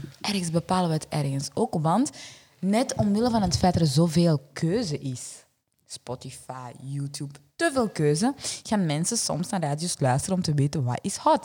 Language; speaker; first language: Dutch; early bilingual, other home language; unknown